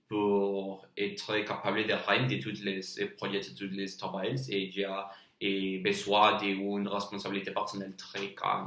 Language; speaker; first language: French; non-native, learner; Spanish